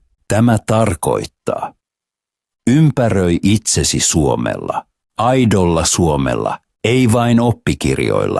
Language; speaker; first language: Finnish; non-native, fluent; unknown